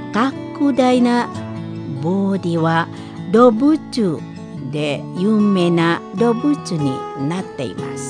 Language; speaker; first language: Japanese; non-native, fluent; Indonesian